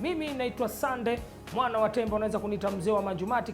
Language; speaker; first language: Swahili; native; Swahili